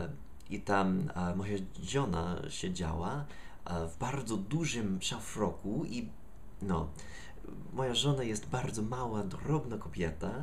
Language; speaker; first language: Polish; non-native, learner; English